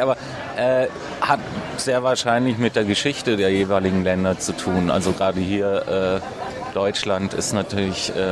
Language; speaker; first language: German; native; German